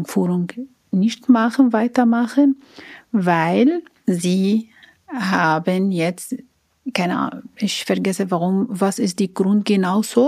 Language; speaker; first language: German; non-native, learner; Arabic